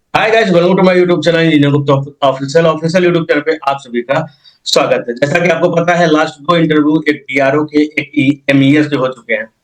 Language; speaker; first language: Hindi; native; Hindi